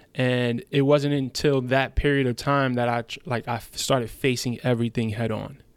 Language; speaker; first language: English; early bilingual, other home language; German